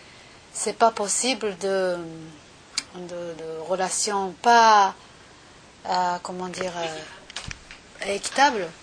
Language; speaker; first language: French; non-native, learner; Japanese